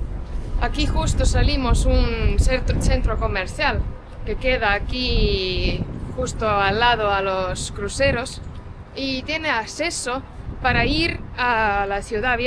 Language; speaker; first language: Spanish; non-native, fluent; Estonian